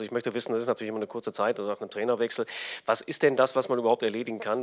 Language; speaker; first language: German; native; German